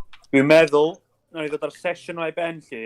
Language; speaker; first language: Welsh; native; Welsh